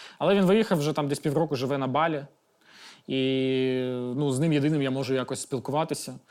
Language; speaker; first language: Ukrainian; non-native, local second language; Russian